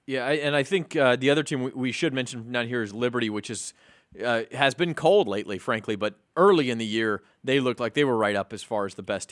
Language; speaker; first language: English; native; English